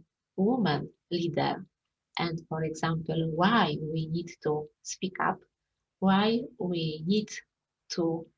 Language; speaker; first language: English; non-native, fluent; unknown